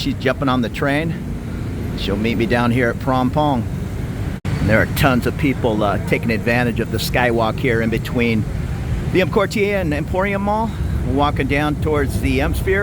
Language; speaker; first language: English; native; English